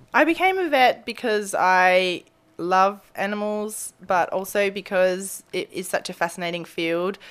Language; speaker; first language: English; native; English